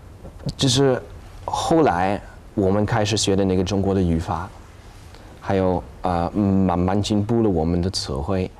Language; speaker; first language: Chinese; non-native, fluent; English